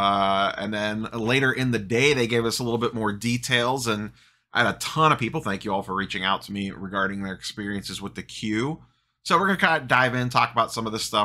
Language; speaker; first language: English; native; English